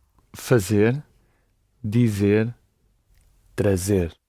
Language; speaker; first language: Portuguese; non-native, learner; English